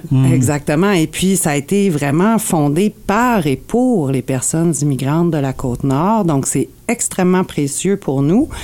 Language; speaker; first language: French; native; French